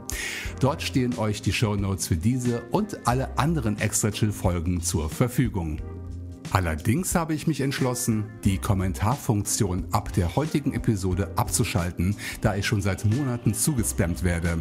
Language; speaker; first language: German; native; German